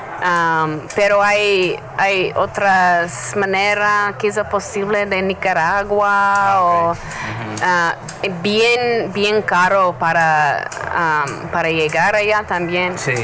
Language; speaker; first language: Spanish; non-native, learner; English